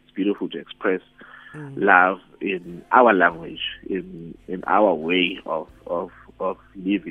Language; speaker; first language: English; non-native, local second language; Zulu